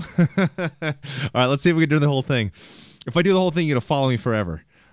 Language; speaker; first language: English; native; English